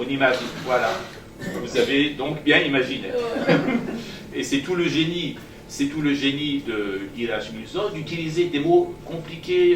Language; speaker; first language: French; non-native, fluent; Persian